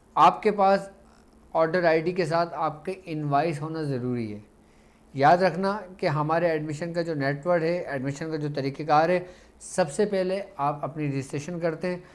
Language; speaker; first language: Urdu; native; Urdu